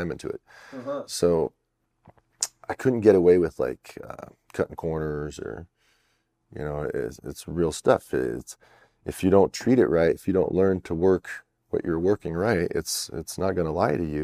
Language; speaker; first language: English; native; English